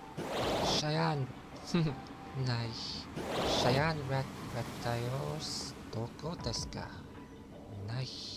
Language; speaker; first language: Japanese; non-native, learner; English